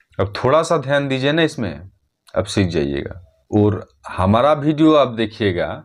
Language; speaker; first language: Hindi; non-native, fluent; Bangla